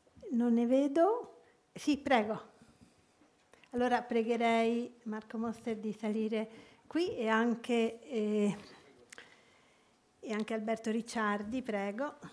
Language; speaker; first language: Italian; native; Italian